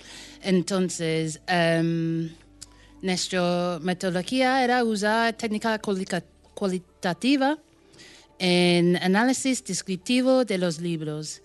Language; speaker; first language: Spanish; non-native, fluent; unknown